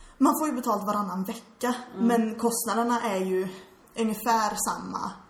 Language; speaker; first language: Swedish; early bilingual, heritage; English